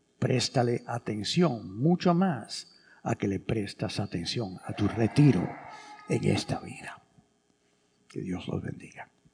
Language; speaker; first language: Spanish; early bilingual, heritage; English